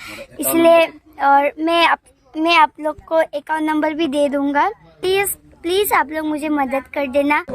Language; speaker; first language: Hindi; non-native, local second language; Mising